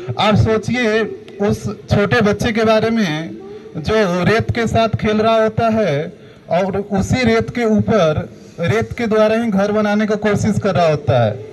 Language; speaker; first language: Hindi; native; Hindi